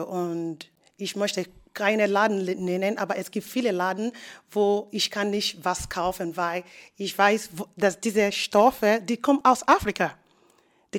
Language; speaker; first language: German; non-native, learner; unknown